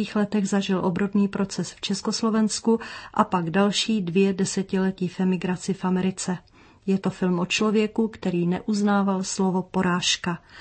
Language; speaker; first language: Czech; native; Czech